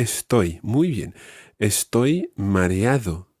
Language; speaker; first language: Spanish; non-native, fluent; English